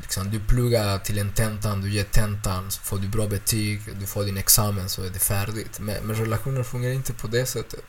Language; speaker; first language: Swedish; non-native, fluent; Spanish